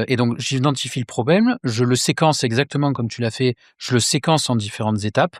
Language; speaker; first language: French; native; French